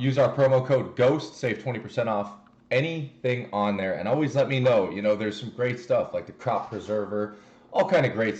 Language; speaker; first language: English; native; English